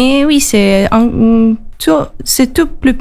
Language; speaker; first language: French; non-native, learner; Italian